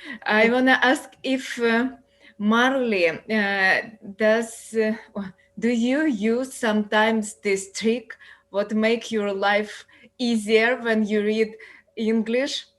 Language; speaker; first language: English; non-native, learner; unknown